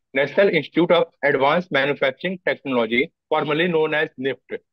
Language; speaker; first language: Hindi; native; Hindi